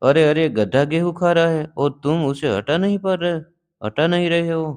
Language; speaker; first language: Hindi; non-native, local second language; Gujarati